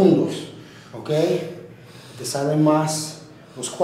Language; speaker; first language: Spanish; early bilingual, heritage; Spanish